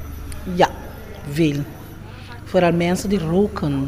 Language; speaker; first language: Dutch; non-native, local second language; Papiamento